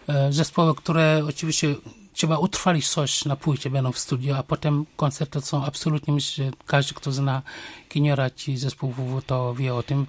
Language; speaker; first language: Polish; non-native, fluent; Wolof